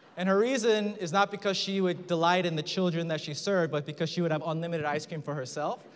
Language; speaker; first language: English; early bilingual, other home language; Korean